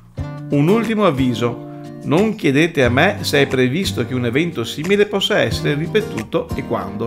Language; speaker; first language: Italian; native; Italian